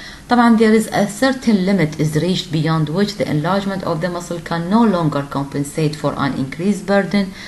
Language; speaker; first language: English; non-native, fluent; Arabic